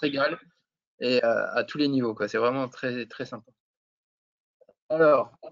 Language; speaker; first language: French; native; French